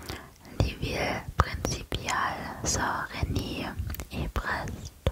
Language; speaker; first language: French; non-native, learner; German